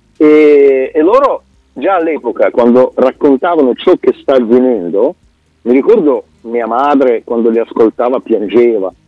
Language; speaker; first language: Italian; non-native, fluent; Russian